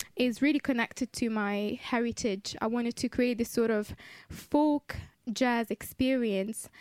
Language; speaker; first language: English; non-native, fluent; Italian